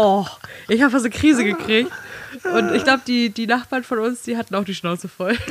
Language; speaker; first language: German; native; German